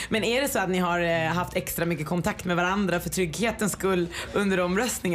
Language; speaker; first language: Swedish; native; Swedish